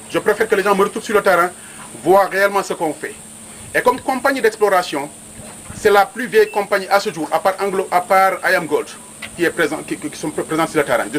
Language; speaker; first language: French; non-native, local second language; Wolof